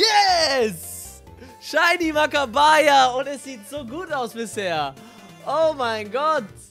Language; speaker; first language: German; native; German